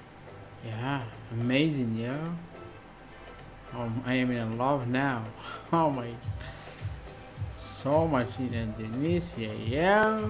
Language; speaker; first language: English; non-native, learner; Arabic